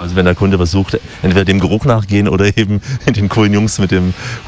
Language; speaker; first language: German; native; German